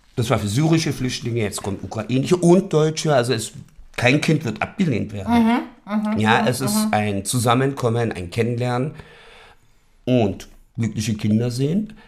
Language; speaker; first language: German; native; German